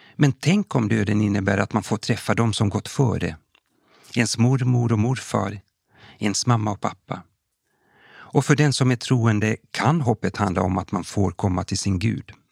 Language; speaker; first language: Swedish; native; Swedish